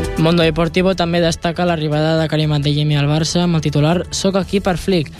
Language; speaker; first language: Catalan; native; Catalan